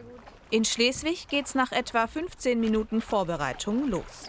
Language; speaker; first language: German; native; German